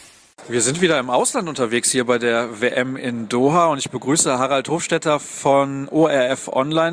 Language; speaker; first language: German; native; German